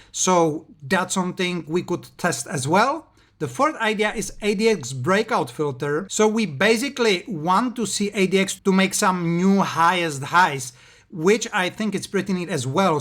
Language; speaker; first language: English; non-native, fluent; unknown